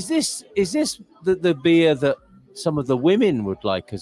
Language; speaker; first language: English; native; English